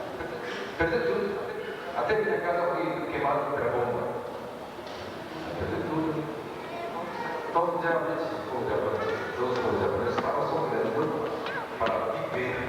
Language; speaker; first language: Portuguese; non-native, learner; Japanese